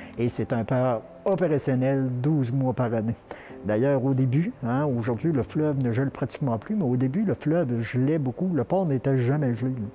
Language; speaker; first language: French; native; French